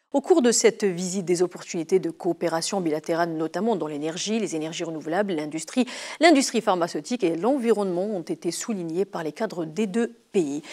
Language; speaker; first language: French; non-native, local second language; Arabic